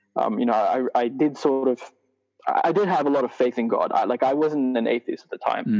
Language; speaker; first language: English; non-native, fluent; Arabic